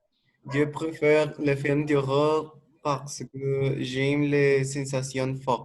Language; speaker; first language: French; non-native, learner; Spanish